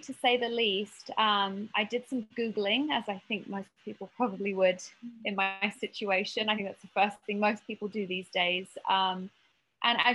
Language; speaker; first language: English; native; English